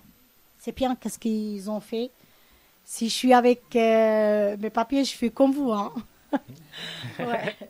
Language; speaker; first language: French; non-native, learner; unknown